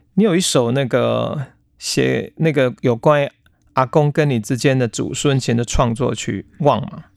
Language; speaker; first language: Chinese; native; Chinese